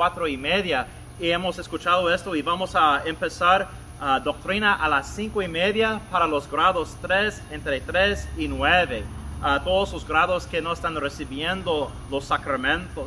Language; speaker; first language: Spanish; non-native, fluent; English